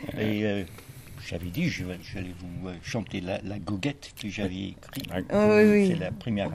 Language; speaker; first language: French; non-native, fluent; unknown